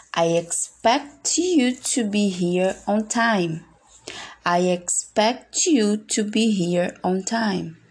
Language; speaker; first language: English; non-native, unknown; Portuguese